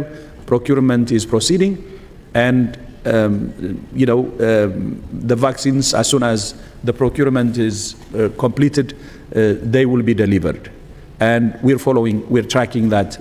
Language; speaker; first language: English; non-native, fluent; Tigrinya